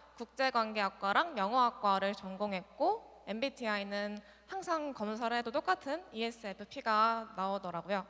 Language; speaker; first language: Korean; native; Korean